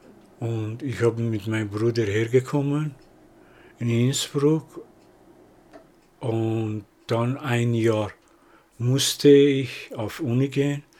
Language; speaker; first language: German; non-native, learner; Persian